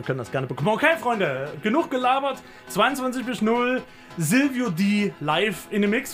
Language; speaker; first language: German; native; German